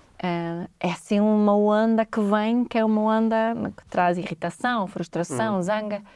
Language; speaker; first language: Portuguese; non-native, fluent; Swedish